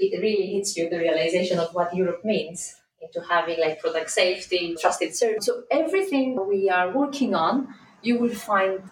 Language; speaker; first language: English; non-native, fluent; Greek